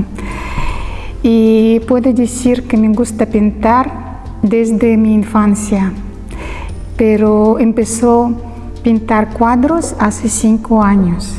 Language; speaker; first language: Spanish; non-native, learner; Russian